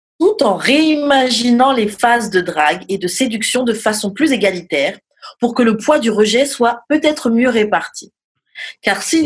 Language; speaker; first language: French; native; French